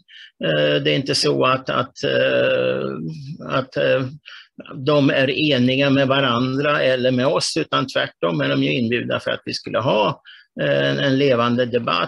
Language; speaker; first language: Swedish; native; Swedish